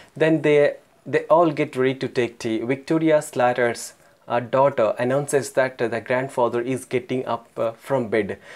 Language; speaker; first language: English; non-native, local second language; Telugu